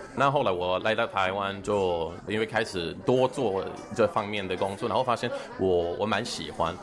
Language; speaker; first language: Chinese; non-native, fluent; Swedish